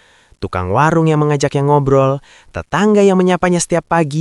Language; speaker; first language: Indonesian; native; Indonesian